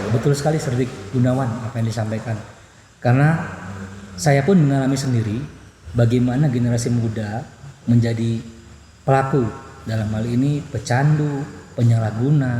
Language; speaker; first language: Indonesian; non-native, local second language; Banjar